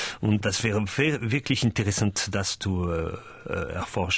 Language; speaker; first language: German; non-native, learner; French